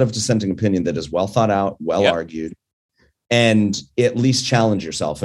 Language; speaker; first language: English; native; English